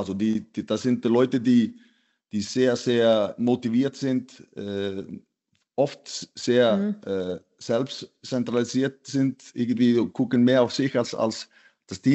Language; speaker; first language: German; non-native, fluent; Icelandic